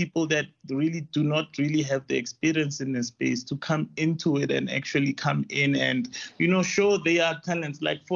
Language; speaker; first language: English; non-native, local second language; Tswana